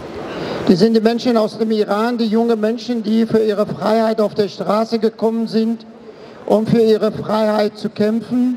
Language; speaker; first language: German; non-native, fluent; Persian